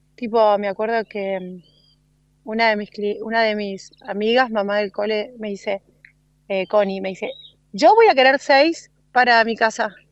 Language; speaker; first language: Spanish; native; Spanish